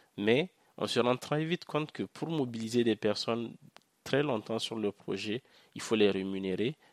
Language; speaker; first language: French; non-native, local second language; Hausa